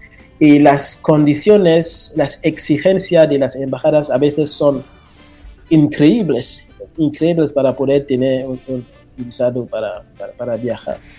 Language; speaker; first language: Spanish; non-native, fluent; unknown